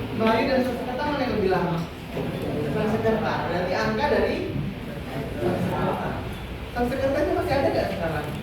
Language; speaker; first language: Indonesian; non-native, local second language; Javanese